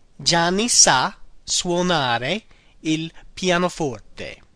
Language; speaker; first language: Italian; non-native, fluent; English